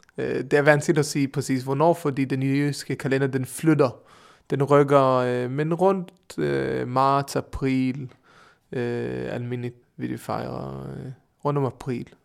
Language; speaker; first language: Danish; non-native, fluent; Hebrew